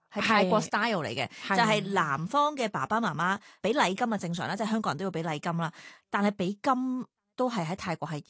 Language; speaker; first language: Cantonese; native; Cantonese